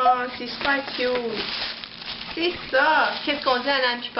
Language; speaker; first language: French; native; French